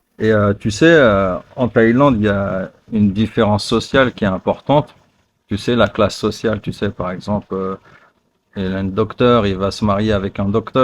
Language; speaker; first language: French; native; French